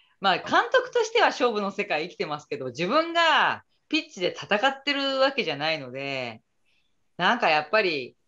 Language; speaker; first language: Japanese; native; Japanese